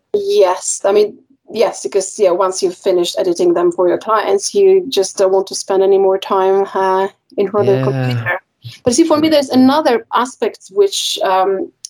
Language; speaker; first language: English; non-native, fluent; Polish